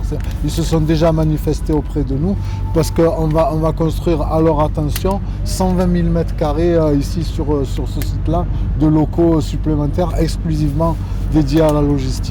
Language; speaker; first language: French; native; French